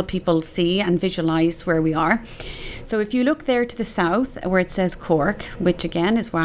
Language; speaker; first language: English; native; English